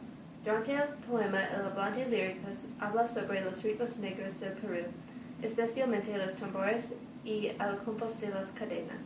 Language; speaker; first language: Spanish; non-native, learner; English